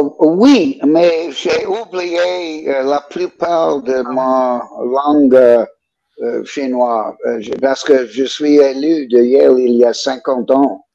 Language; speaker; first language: French; non-native, fluent; English